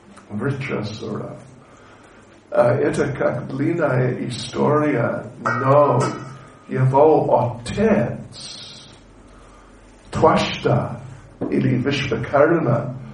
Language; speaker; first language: Russian; non-native, learner; English